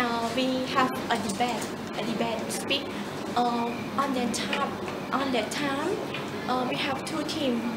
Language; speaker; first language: English; non-native, learner; Khmer